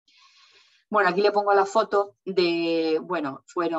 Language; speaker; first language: Spanish; native; Spanish